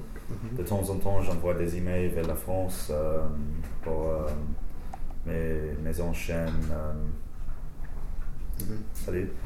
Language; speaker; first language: French; non-native, fluent; English